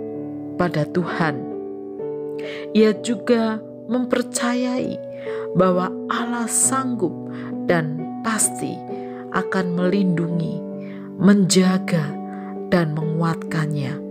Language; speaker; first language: Indonesian; native; Indonesian